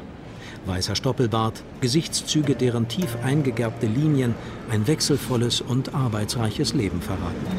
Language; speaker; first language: German; native; German